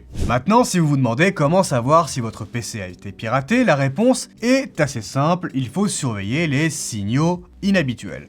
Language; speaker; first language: French; native; French